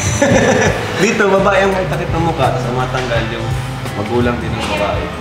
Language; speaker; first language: Filipino; native; Filipino